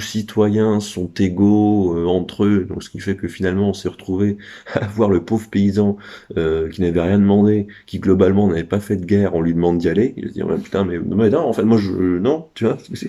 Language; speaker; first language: French; native; French